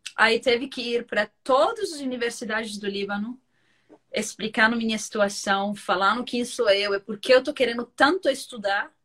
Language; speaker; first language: Portuguese; non-native, fluent; Arabic